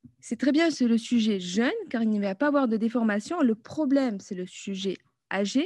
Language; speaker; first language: French; native; French